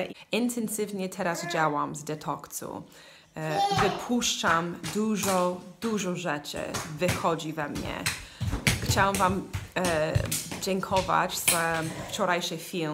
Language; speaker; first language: Polish; non-native, learner; English